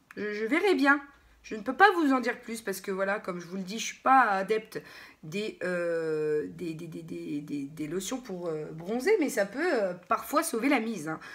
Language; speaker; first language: French; native; French